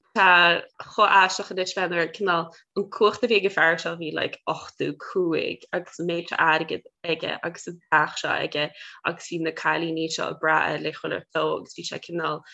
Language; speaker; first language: Irish; non-native, local second language; English